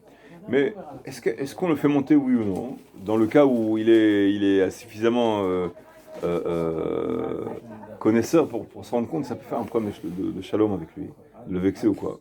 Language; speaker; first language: French; native; French